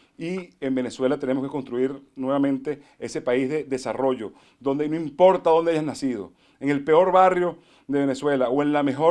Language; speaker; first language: Spanish; native; Spanish